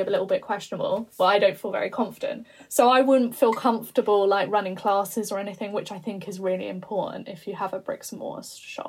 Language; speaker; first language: English; native; English